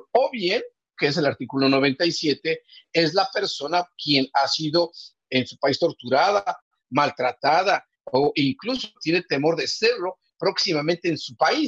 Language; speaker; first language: Spanish; native; Spanish